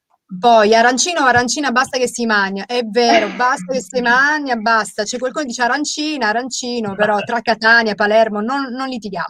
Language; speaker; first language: Italian; native; Italian